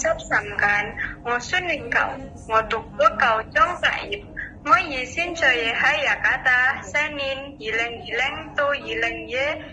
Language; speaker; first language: Cantonese; non-native, learner; Indonesian